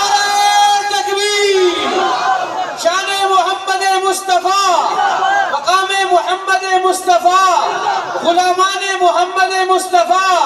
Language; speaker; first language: Urdu; native; Urdu